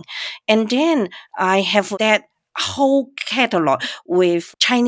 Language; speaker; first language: English; non-native, fluent; Cantonese